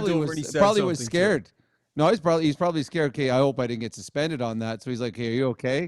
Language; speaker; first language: English; native; English